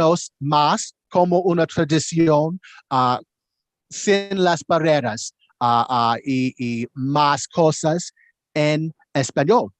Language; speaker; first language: Spanish; non-native, learner; English